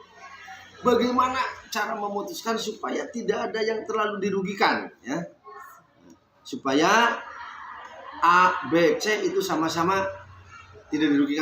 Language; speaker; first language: Indonesian; native; Indonesian